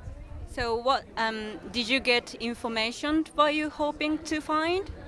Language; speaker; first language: English; non-native, learner; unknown